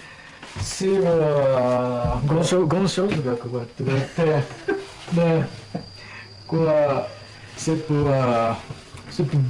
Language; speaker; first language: French; non-native, learner; Japanese